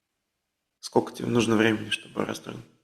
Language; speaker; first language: Russian; native; Russian